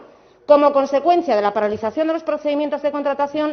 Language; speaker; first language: Spanish; native; Spanish